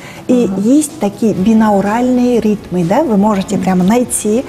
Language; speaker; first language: Russian; native; Russian